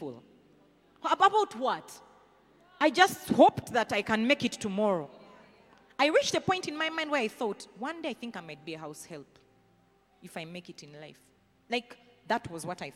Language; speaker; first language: English; non-native, local second language; Nyankole